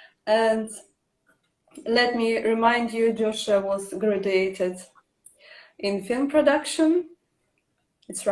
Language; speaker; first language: English; non-native, learner; Russian